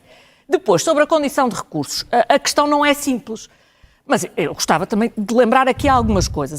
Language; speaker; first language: Portuguese; native; Portuguese